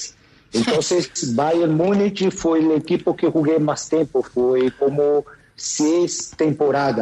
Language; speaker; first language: Spanish; non-native, fluent; Portuguese